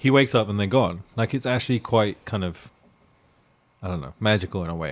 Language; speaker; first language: English; native; English